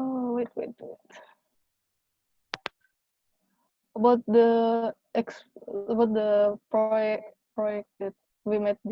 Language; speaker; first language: English; non-native, learner; Indonesian